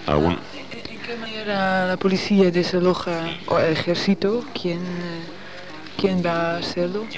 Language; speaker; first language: Spanish; non-native, learner; Dutch